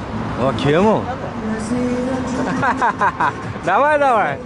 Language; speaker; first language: Russian; non-native, local second language; Uzbek